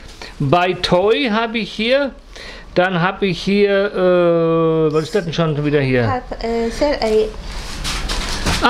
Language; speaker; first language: German; native; German